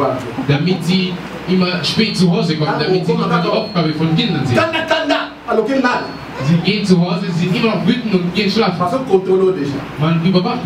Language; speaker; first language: German; non-native, learner; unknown